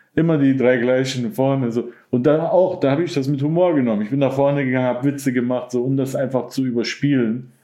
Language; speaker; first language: German; native; German